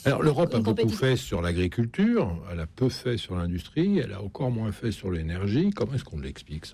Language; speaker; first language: French; native; French